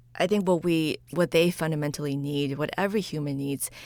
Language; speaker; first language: English; early bilingual, other home language; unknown